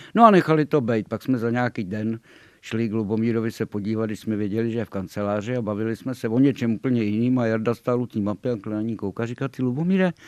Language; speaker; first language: Czech; native; Czech